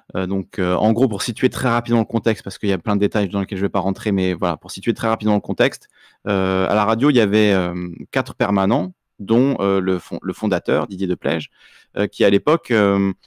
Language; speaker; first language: French; native; French